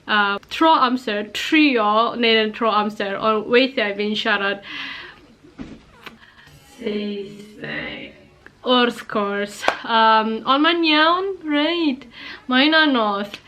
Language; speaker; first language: Welsh; non-native, learner; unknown